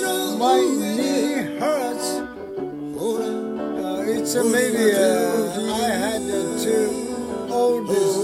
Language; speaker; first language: English; non-native, learner; Japanese